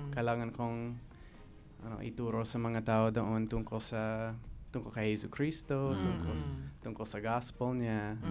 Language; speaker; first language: Filipino; non-native, fluent; English